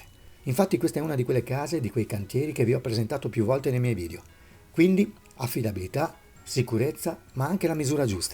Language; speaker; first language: Italian; native; Italian